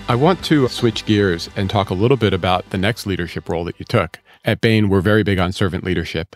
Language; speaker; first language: English; native; English